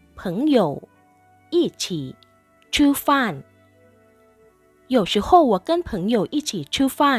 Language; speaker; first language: Chinese; non-native, fluent; Thai